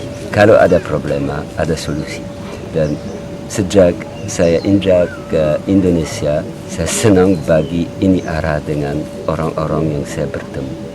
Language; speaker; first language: Indonesian; non-native, learner; French